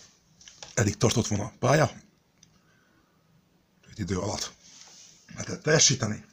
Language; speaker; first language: Hungarian; non-native, learner; Serbian